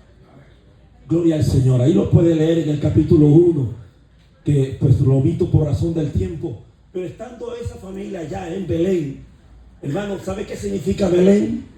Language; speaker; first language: Spanish; native; Spanish